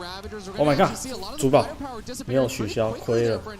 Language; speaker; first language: Chinese; native; Chinese